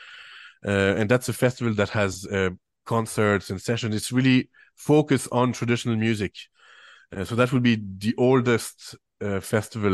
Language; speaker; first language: English; non-native, fluent; French